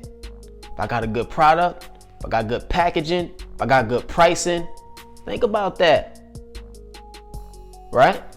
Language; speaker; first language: English; native; English